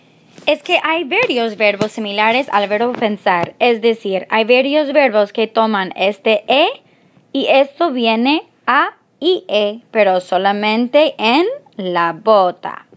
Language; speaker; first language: Spanish; non-native, fluent; English